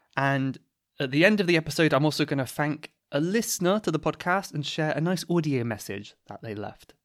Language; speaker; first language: English; native; English